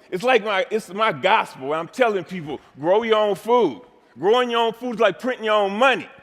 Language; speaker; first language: English; native; English